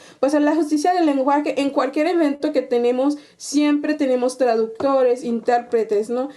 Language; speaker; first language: Spanish; non-native, fluent; Haitian Creole